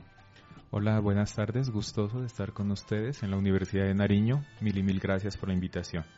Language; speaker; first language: Spanish; native; Spanish